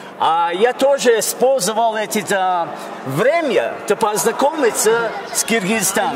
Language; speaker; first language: Russian; non-native, fluent; English